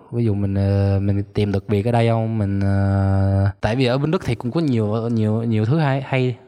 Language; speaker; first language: Vietnamese; early bilingual, other home language; German